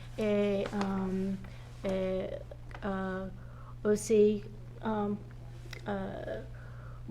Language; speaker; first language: French; non-native, learner; English